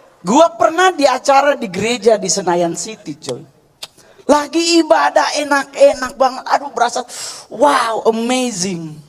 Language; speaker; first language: Indonesian; native; Indonesian